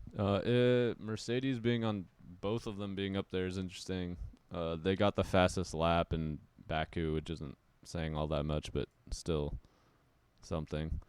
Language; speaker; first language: English; native; English